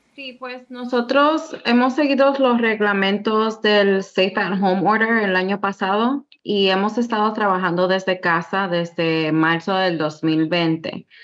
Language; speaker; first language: Spanish; early bilingual, heritage; Spanish